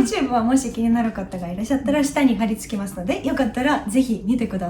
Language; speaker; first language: Japanese; non-native, fluent; Russian